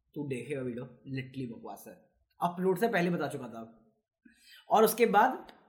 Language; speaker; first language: Hindi; native; Hindi